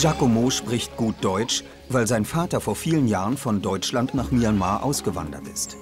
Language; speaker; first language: German; native; German